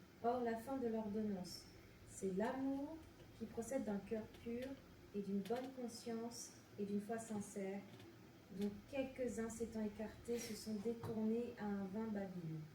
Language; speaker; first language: French; native; French